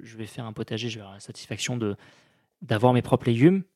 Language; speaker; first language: French; native; French